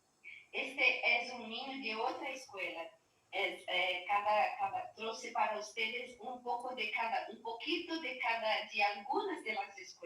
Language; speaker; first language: Spanish; non-native, learner; Portuguese